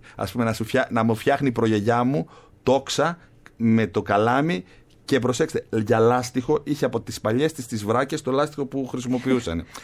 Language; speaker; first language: Greek; native; Greek